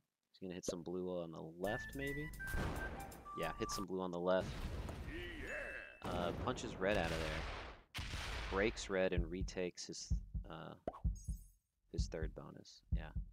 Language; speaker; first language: English; native; English